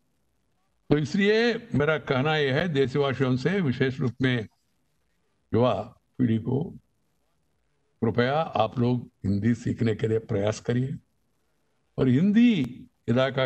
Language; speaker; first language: Hindi; non-native, local second language; Telugu